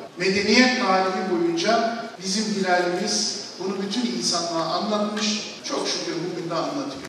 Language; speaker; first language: Turkish; native; Turkish